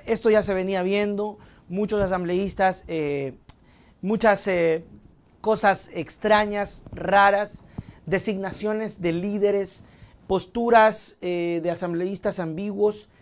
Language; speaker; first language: Spanish; native; Spanish